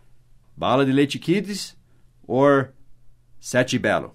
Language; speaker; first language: Portuguese; non-native, fluent; English